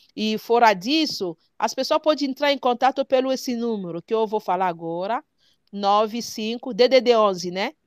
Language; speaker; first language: Portuguese; non-native, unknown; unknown